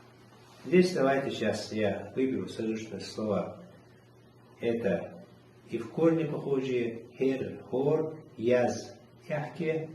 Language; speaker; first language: Russian; non-native, local second language; Chechen